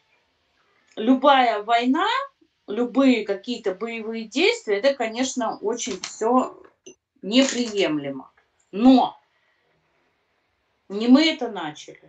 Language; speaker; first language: Russian; native; Russian